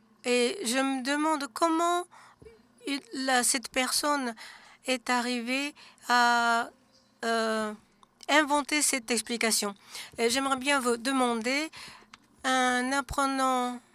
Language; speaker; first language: French; non-native, fluent; Japanese